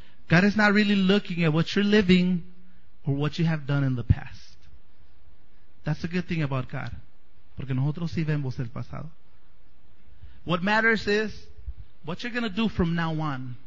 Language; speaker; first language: English; non-native, fluent; Spanish